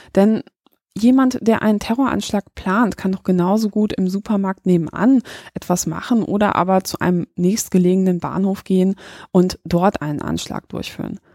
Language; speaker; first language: German; early bilingual, other home language; Polish